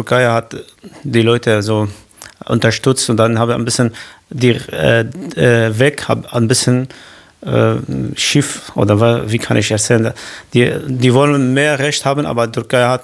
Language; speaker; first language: German; non-native, learner; Kurdish